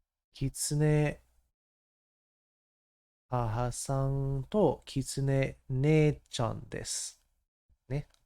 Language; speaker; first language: Japanese; non-native, learner; English